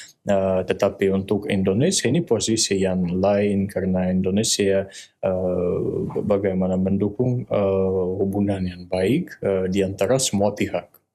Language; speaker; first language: Indonesian; non-native, fluent; Russian